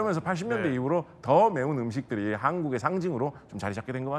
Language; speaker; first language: Korean; native; Korean